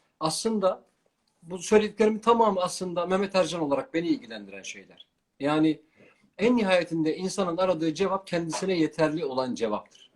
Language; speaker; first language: Turkish; non-native, local second language; Kurdish